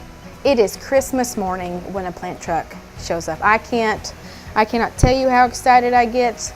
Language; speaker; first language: English; native; English